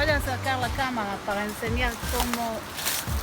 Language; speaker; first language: Spanish; non-native, fluent; Hebrew